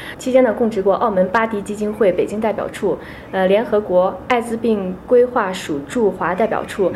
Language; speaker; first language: Chinese; native; Chinese